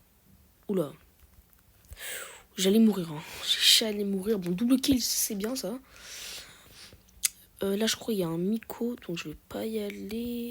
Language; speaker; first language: French; native; French